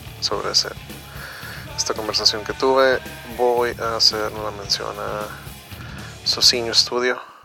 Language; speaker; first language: Spanish; native; Spanish